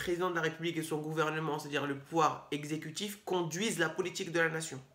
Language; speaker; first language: French; native; French